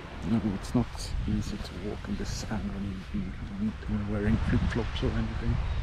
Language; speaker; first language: English; non-native, fluent; Swedish